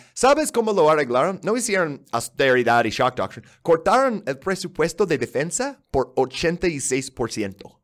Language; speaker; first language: Spanish; non-native, fluent; English